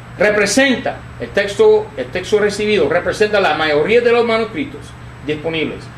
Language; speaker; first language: Spanish; non-native, fluent; English